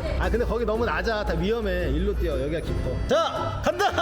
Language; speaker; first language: Korean; native; Korean